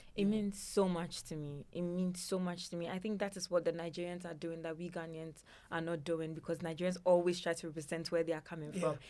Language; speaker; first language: English; non-native, local second language; Ewe